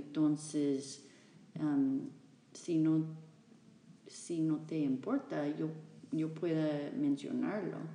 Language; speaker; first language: Spanish; non-native, fluent; English